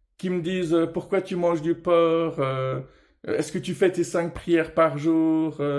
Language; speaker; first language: French; early bilingual, other home language; Persian